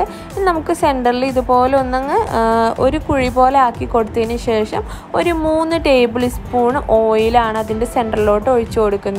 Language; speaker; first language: Malayalam; native; Malayalam